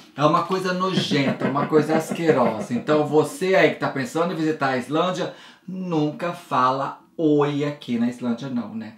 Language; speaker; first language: Portuguese; native; Portuguese